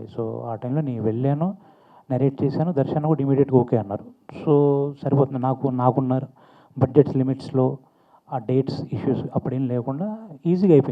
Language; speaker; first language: Telugu; native; Telugu